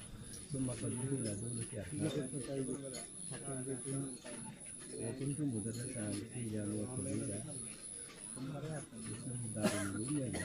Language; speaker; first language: Arabic; non-native, fluent; Rohingya